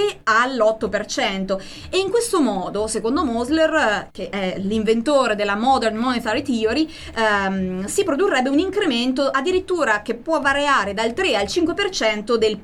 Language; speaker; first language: Italian; native; Italian